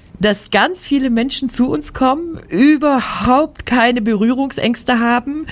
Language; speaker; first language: German; native; German